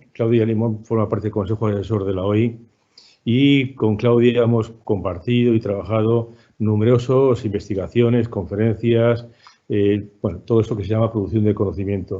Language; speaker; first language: Spanish; native; Spanish